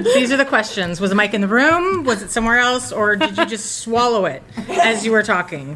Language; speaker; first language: English; native; English